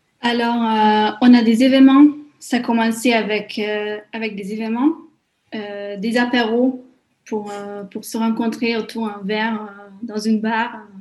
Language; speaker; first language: French; non-native, fluent; Hungarian